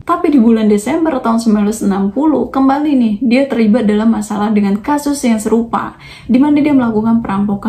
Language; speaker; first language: Indonesian; native; Indonesian